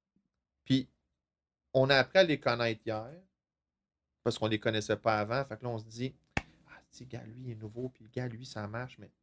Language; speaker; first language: French; native; French